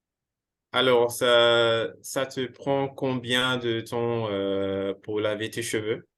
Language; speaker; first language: French; non-native, fluent; English